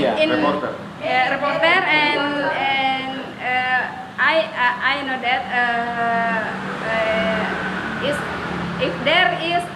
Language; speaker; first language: English; non-native, learner; Indonesian